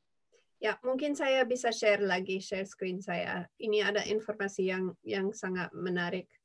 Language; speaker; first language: Indonesian; non-native, fluent; English